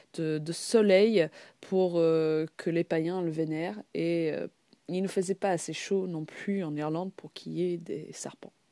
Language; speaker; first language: French; non-native, fluent; English